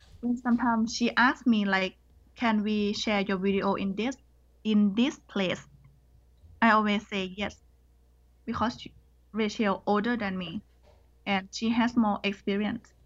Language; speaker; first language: English; non-native, learner; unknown